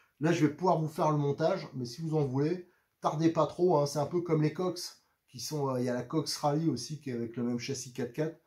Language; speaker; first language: French; native; French